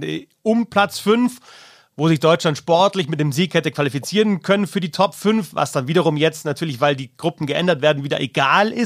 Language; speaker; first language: German; native; German